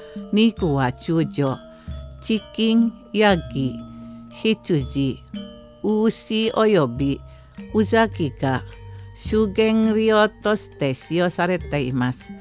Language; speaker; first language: Japanese; non-native, fluent; Indonesian